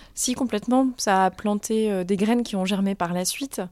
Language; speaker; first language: French; native; French